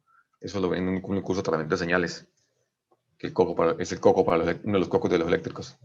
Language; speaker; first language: Spanish; native; Spanish